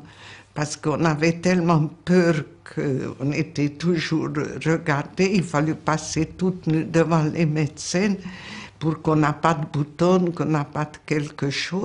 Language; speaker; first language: French; non-native, fluent; Hungarian